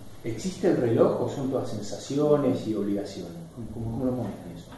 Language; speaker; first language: Spanish; native; Spanish